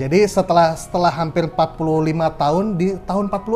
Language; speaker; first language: Indonesian; native; Indonesian